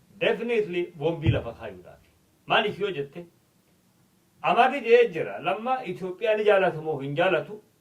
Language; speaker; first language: Oromo; native; Oromo